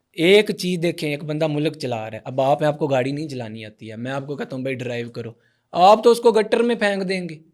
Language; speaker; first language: Urdu; non-native, local second language; Punjabi